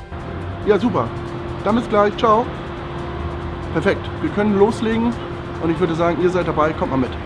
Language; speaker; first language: German; native; German